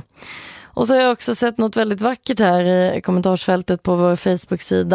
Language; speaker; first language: Swedish; native; Swedish